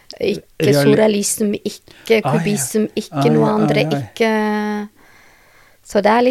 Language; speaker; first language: Norwegian; non-native, learner; Albanian